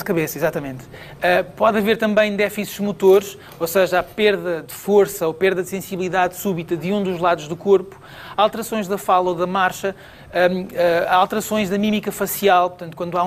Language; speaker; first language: Portuguese; native; Portuguese